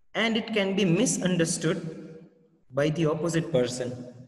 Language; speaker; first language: English; non-native, local second language; Gujarati